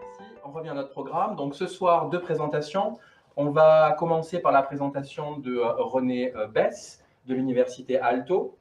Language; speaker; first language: French; native; French